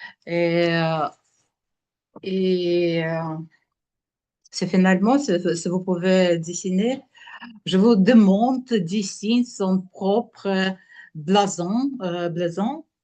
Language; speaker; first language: French; non-native, learner; Russian